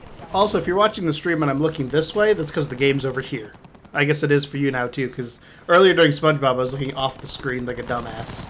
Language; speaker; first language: English; native; English